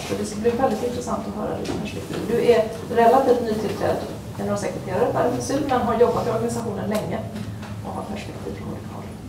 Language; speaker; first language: Swedish; native; Swedish